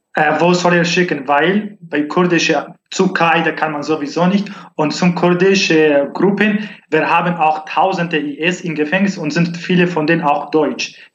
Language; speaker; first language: German; non-native, learner; Arabic